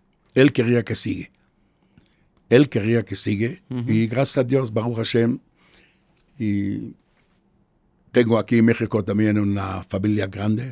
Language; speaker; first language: Spanish; non-native, fluent; Hebrew